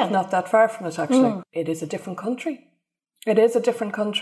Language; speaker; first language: English; native; English